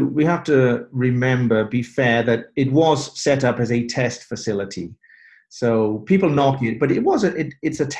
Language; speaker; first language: English; native; English